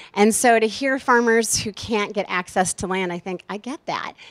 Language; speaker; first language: English; native; English